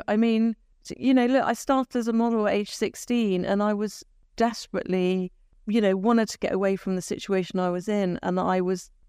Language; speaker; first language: English; native; English